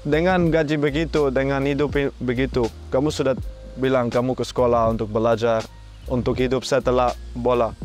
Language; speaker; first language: Indonesian; non-native, fluent; Dutch